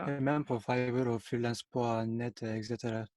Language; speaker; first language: French; non-native, learner; Turkish